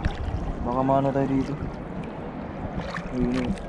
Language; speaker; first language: Filipino; native; Filipino